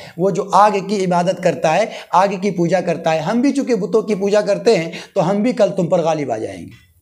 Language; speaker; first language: Urdu; native; Urdu